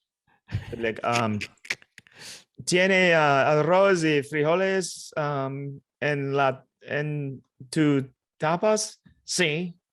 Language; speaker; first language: Spanish; non-native, learner; English